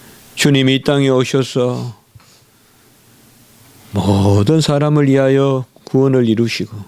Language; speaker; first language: Korean; native; Korean